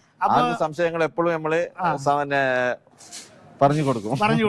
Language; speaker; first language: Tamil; non-native, learner; Malayalam